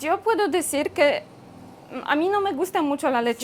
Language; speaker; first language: Spanish; non-native, fluent; Polish